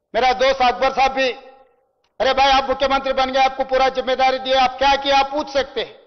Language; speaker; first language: Hindi; non-native, local second language; Telugu